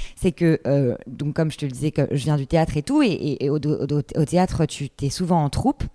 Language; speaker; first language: French; native; French